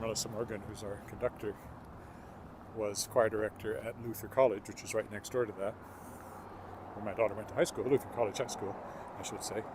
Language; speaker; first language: English; native; English